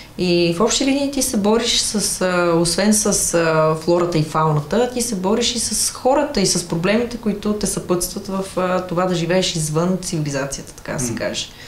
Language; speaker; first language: Bulgarian; early bilingual, other home language; Russian